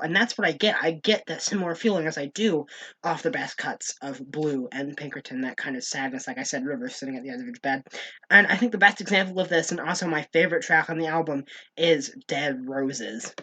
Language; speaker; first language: English; native; English